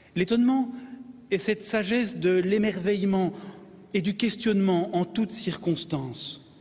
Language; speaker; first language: French; native; French